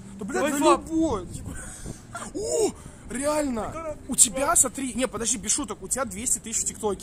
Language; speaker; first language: Russian; native; Russian